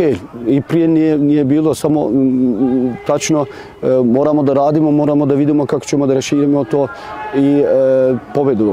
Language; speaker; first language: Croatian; non-native, learner; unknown